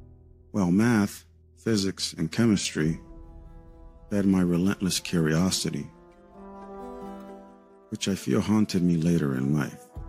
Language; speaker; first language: English; early bilingual, other home language; Spanish